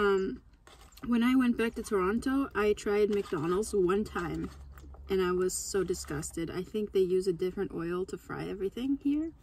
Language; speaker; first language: English; non-native, fluent; Turkish